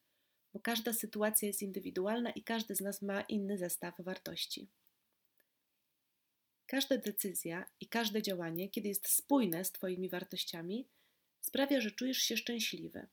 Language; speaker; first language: Polish; native; Polish